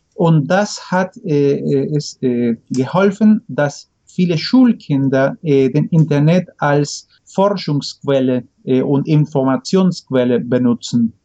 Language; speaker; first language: German; non-native, fluent; Spanish